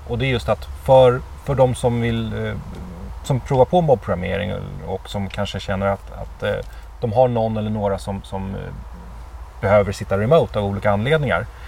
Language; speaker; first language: Swedish; native; Swedish